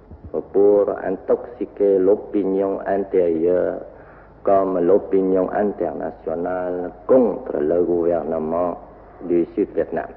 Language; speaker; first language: French; non-native, local second language; Vietnamese